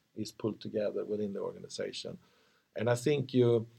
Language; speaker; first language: English; non-native, fluent; Swedish